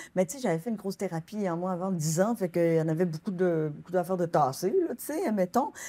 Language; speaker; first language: French; native; French